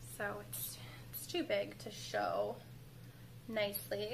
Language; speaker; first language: English; native; English